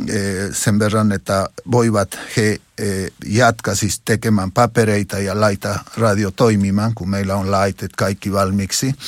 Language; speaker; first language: Finnish; non-native, learner; Spanish